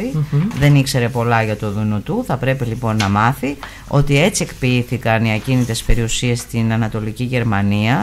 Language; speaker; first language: Greek; native; Greek